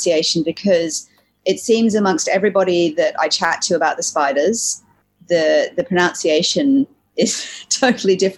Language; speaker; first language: English; native; English